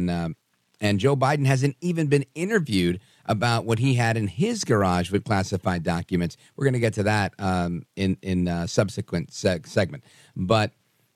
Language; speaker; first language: English; native; English